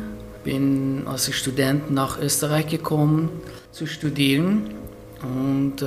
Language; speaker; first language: German; non-native, fluent; Persian